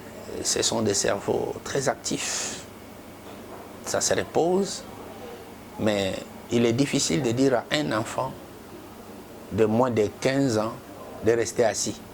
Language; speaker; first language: French; non-native, local second language; Lingala